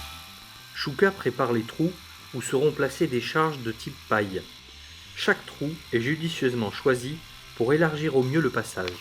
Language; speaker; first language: French; native; French